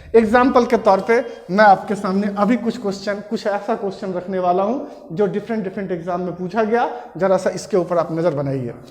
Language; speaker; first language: Hindi; native; Hindi